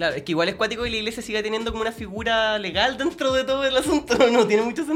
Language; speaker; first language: Spanish; native; Spanish